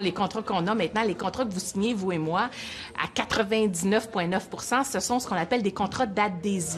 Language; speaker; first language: French; native; French